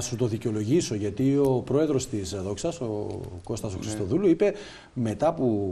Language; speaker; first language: Greek; native; Greek